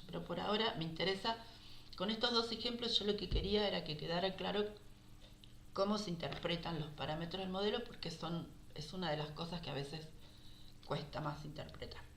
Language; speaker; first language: Spanish; native; Spanish